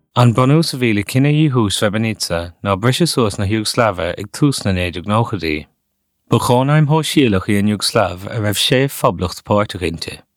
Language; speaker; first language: Irish; native; Irish